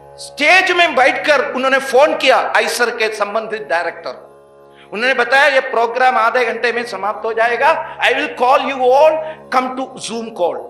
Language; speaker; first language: Hindi; non-native, local second language; Malayalam